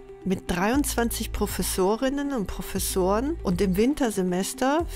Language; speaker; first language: German; native; German